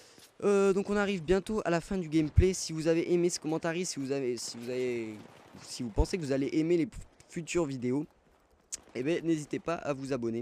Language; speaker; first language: French; native; French